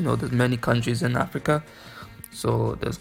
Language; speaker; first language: English; native; English